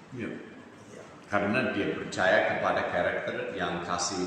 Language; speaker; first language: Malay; non-native, fluent; English